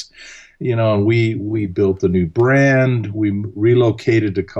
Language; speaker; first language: English; early bilingual, other home language; German